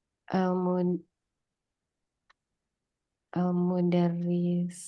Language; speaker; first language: Arabic; non-native, learner; Indonesian